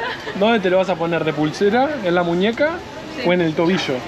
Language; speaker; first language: Spanish; native; Spanish